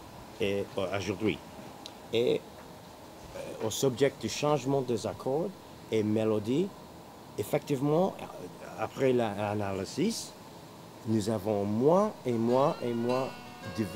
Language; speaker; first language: French; non-native, learner; English